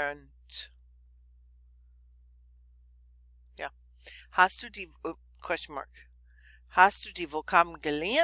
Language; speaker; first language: German; non-native, fluent; English